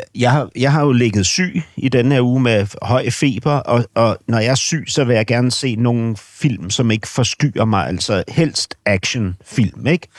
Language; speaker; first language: Danish; native; Danish